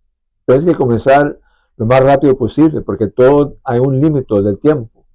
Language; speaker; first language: Spanish; early bilingual, other home language; English